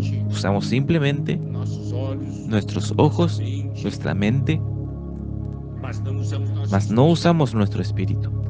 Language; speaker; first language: Spanish; non-native, fluent; Portuguese